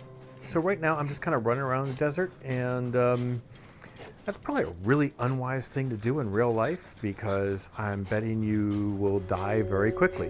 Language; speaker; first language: English; native; English